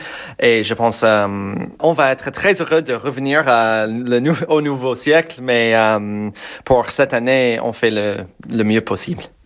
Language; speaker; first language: French; non-native, fluent; English